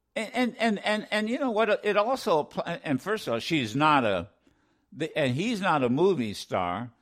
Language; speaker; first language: English; native; English